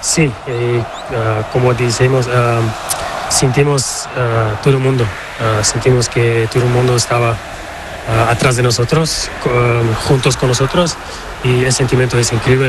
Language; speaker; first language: Spanish; non-native, learner; Portuguese